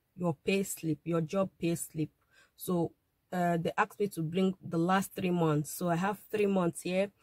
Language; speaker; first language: English; non-native, local second language; Igbo